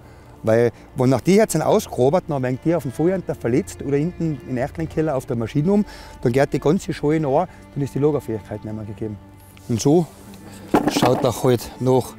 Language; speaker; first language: German; native; German